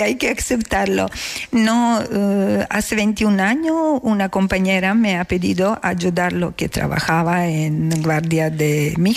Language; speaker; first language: Spanish; non-native, learner; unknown